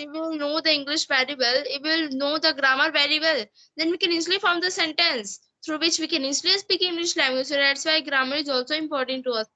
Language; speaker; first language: English; non-native, learner; Hindi